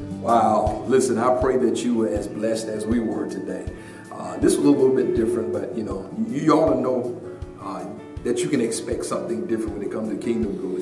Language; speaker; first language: English; native; English